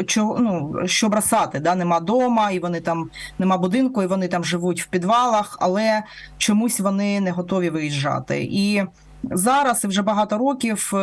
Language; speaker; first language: Ukrainian; non-native, local second language; Russian